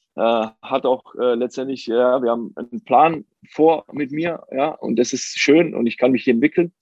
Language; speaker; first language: German; native; German